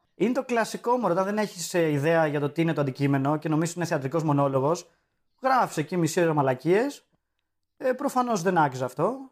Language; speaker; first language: Greek; native; Greek